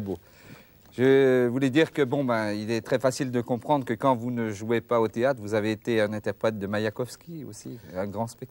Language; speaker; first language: French; native; French